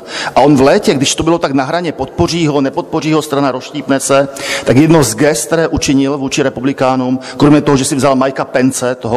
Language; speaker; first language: Czech; native; Czech